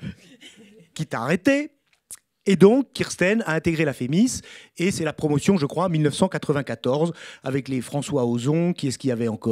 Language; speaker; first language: French; native; French